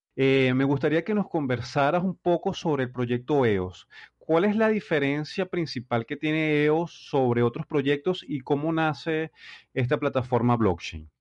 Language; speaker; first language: Spanish; native; Spanish